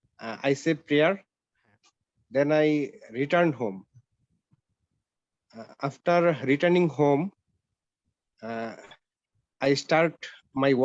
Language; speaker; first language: English; non-native, learner; Bangla